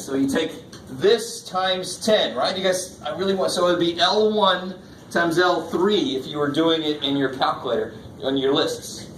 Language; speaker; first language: English; native; English